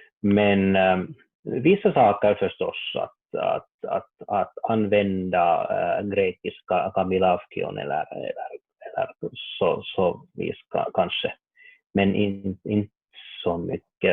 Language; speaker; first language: Swedish; non-native, learner; Finnish